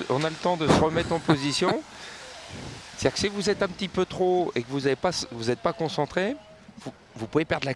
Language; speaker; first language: French; native; French